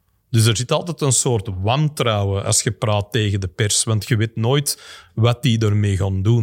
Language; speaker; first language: Dutch; non-native, local second language; English